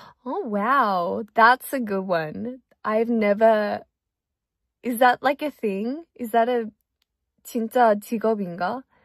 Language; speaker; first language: English; early bilingual, other home language; Korean